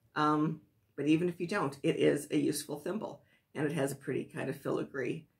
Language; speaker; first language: English; native; English